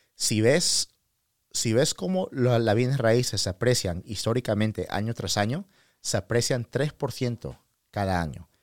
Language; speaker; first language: Spanish; early bilingual, heritage; Spanish